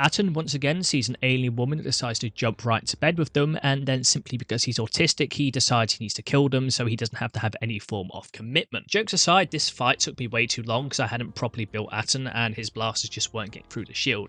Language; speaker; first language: English; native; English